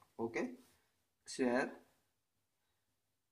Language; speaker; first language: English; non-native, local second language; Gujarati